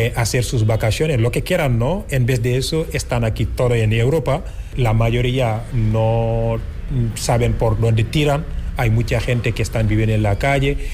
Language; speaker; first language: Spanish; non-native, fluent; Wolof